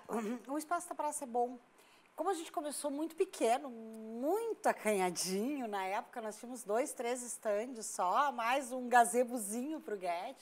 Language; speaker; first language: Portuguese; native; Portuguese